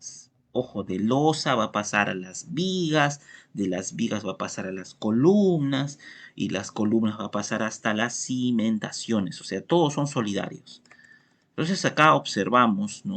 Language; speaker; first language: Spanish; native; Spanish